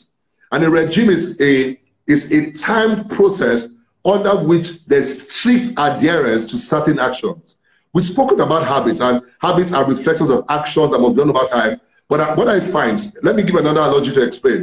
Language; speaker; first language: English; non-native, local second language; Yoruba